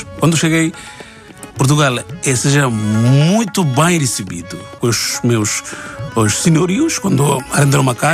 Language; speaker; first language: Portuguese; non-native, learner; Bangla